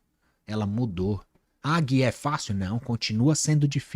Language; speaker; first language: Portuguese; native; Portuguese